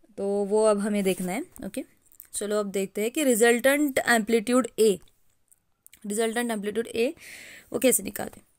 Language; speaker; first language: Hindi; non-native, local second language; Marathi